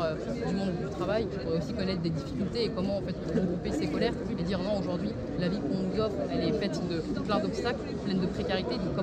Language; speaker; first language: French; native; French